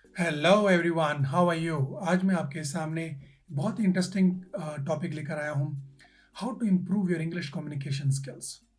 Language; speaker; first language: Hindi; native; Hindi